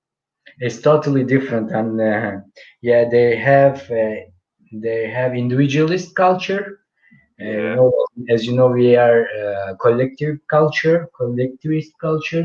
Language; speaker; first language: English; non-native, fluent; Turkish